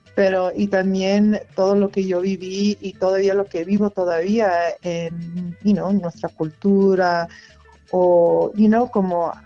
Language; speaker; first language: Spanish; early bilingual, heritage; Spanish